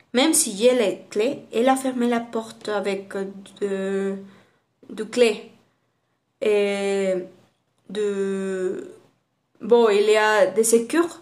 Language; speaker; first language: French; non-native, learner; Spanish